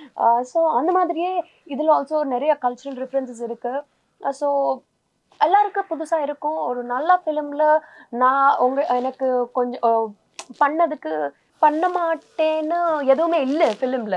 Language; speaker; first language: Tamil; non-native, learner; Telugu